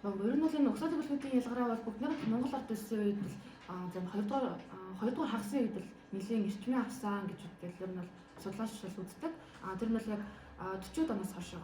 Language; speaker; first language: Mongolian; native; Mongolian